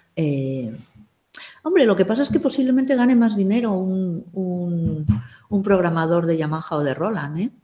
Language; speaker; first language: Spanish; native; Spanish